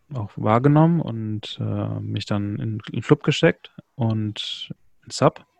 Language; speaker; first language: German; native; German